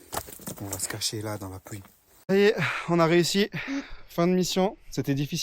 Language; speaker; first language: French; native; French